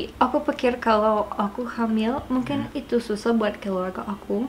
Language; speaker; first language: Indonesian; non-native, learner; English